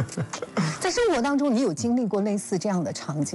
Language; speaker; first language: Chinese; native; Chinese